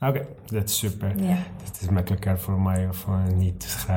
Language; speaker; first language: Dutch; non-native, learner; Arabic